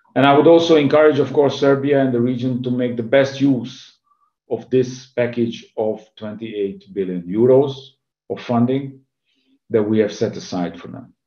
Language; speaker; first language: English; non-native, fluent; Hungarian